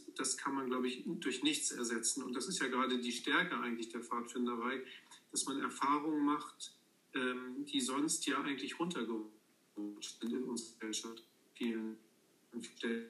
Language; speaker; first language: German; native; German